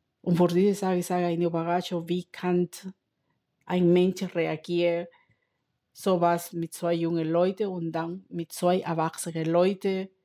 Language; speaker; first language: German; non-native, learner; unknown